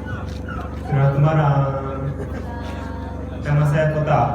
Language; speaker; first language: Indonesian; non-native, learner; Japanese